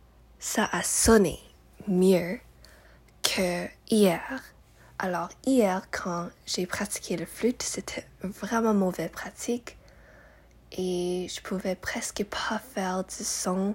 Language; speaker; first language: French; non-native, local second language; English